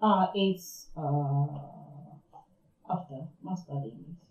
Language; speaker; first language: English; non-native, learner; Japanese